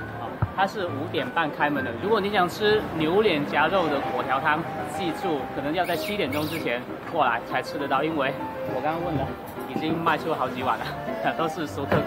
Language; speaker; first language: Chinese; non-native, local second language; Min Nan Chinese